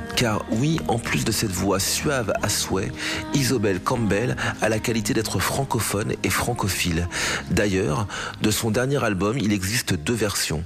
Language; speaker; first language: French; native; French